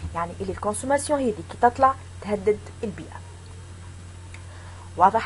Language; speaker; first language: Arabic; native; Arabic